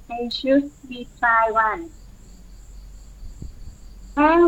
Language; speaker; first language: English; non-native, learner; Thai